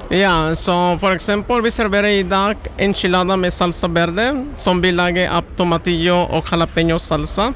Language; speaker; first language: Norwegian; non-native, learner; Spanish